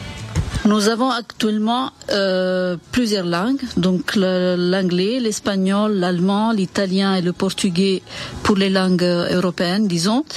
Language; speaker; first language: French; non-native, fluent; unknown